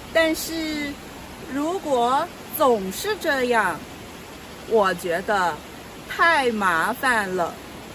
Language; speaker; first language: Chinese; non-native, local second language; Yao